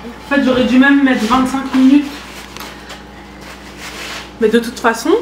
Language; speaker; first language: French; native; French